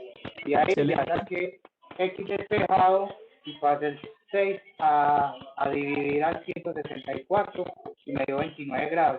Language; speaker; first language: Spanish; native; Spanish